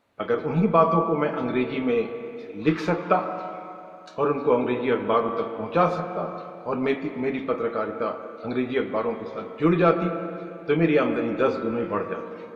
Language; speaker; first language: Hindi; non-native, local second language; Urdu